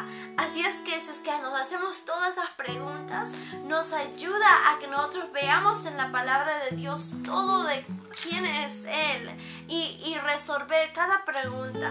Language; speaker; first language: Spanish; early bilingual, heritage; Spanish